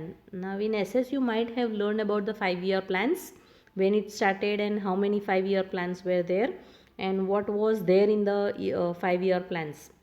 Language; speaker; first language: English; non-native, local second language; Hindi